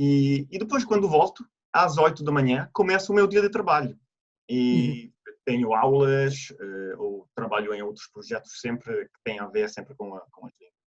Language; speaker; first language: Portuguese; non-native, fluent; Italian